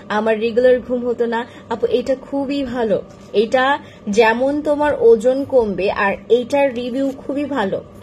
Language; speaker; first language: Bangla; native; Bangla